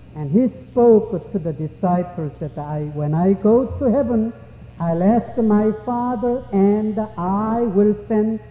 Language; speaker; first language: English; non-native, fluent; Korean